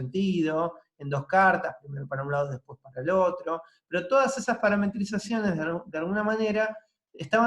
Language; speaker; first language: Spanish; native; Spanish